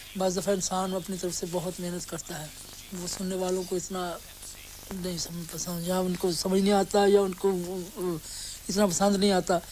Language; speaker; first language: Urdu; non-native, local second language; Punjabi